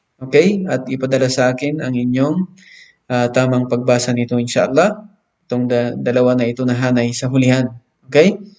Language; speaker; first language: Filipino; non-native, local second language; Maranao